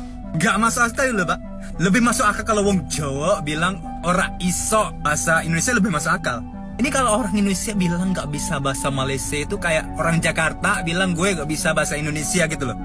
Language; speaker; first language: Indonesian; non-native, fluent; Thai